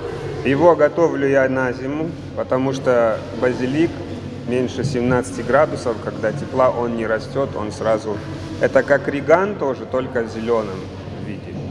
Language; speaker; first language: Russian; non-native, local second language; Adyghe